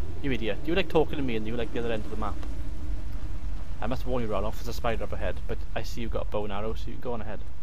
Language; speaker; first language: English; native; English